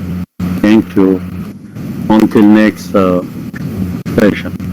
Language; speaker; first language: English; non-native, fluent; Persian